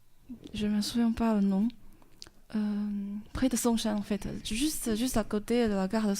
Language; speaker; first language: French; non-native, fluent; Chinese